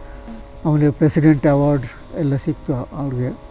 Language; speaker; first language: Kannada; non-native, learner; Bangla